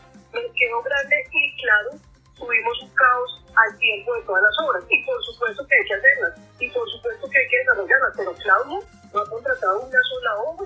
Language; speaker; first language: Spanish; native; Spanish